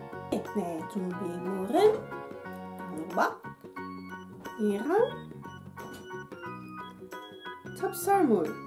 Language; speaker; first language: Korean; non-native, fluent; Dutch